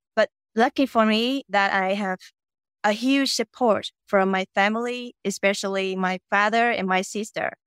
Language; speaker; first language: English; non-native, fluent; Vietnamese